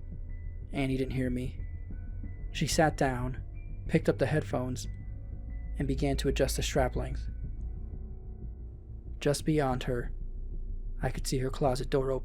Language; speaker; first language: English; native; English